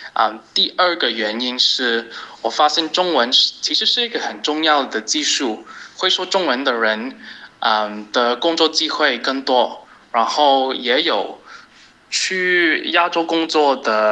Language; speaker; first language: Chinese; non-native, fluent; English